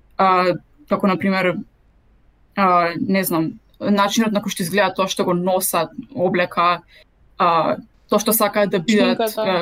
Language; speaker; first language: Macedonian; native; Macedonian